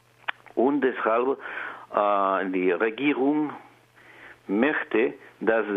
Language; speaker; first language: German; non-native, learner; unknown